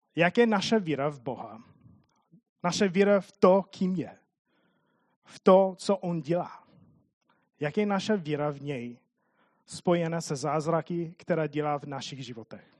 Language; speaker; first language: Czech; non-native, fluent; English